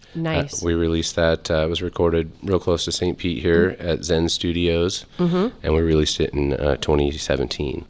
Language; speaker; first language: English; native; English